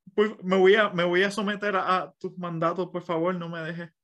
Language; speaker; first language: Spanish; early bilingual, other home language; English